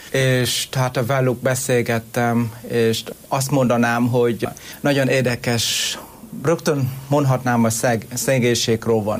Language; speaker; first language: Hungarian; non-native, learner; Vietnamese